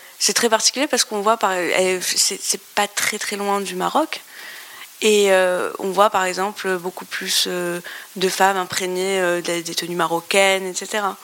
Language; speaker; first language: French; non-native, local second language; Arabic